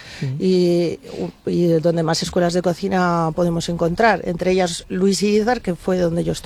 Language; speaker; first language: Spanish; native; Spanish